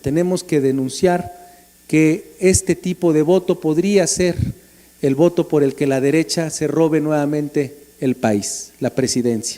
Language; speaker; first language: Spanish; native; Spanish